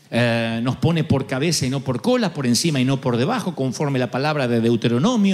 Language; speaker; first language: Spanish; native; Spanish